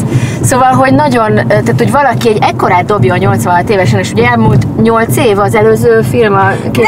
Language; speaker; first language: Hungarian; native; Hungarian